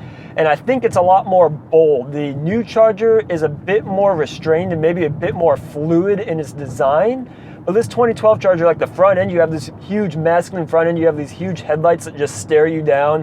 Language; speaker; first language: English; native; English